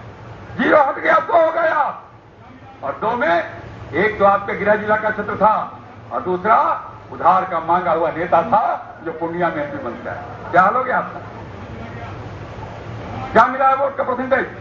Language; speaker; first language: Hindi; native; Hindi